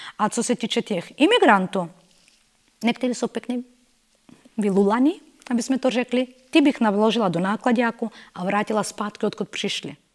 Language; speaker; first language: Czech; non-native, fluent; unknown